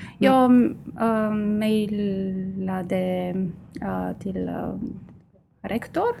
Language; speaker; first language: Swedish; non-native, learner; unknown